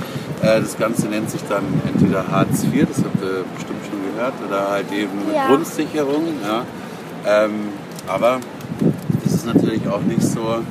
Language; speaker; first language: German; native; German